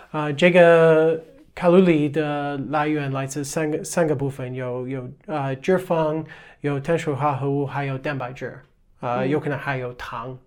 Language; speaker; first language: Chinese; non-native, fluent; English